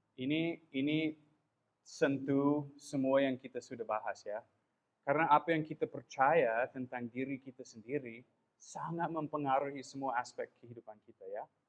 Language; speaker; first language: Indonesian; non-native, fluent; English